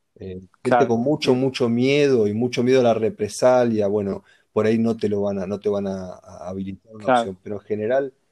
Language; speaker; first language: Spanish; native; Spanish